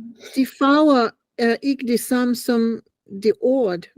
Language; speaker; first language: Danish; non-native, learner; English